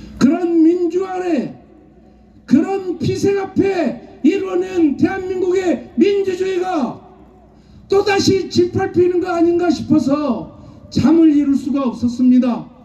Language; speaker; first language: Korean; native; Korean